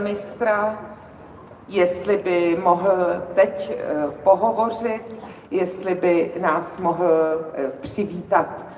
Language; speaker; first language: Czech; native; Czech